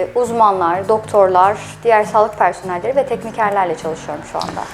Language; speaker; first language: Turkish; native; Turkish